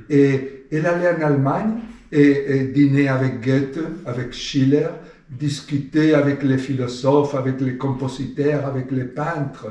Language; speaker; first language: French; non-native, fluent; Spanish